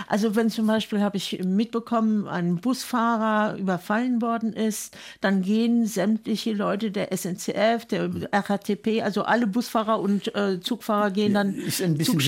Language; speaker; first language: German; native; German